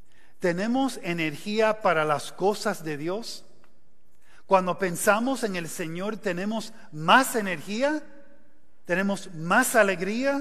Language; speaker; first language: Spanish; non-native, fluent; English